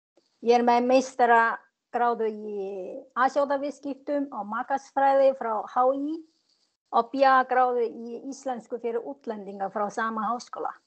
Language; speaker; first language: Icelandic; non-native, learner; Chinese